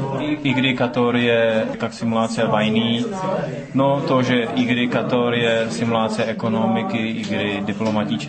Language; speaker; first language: Russian; non-native, learner; Czech